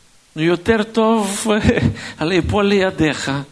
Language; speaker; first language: Hebrew; non-native, fluent; Russian